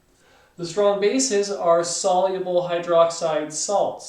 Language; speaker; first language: English; native; English